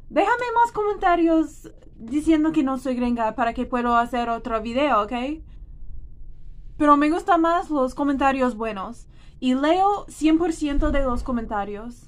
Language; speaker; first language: Spanish; non-native, fluent; English